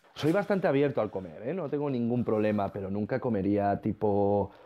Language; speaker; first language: Spanish; native; Spanish